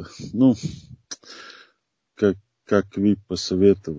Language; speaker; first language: Russian; non-native, fluent; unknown